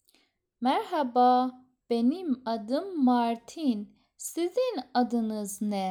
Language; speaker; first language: Turkish; non-native, fluent; Persian